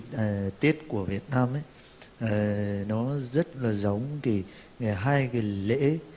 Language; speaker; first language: Vietnamese; non-native, fluent; Turkish